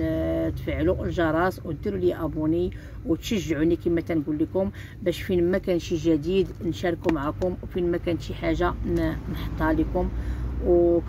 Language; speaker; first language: Arabic; native; Arabic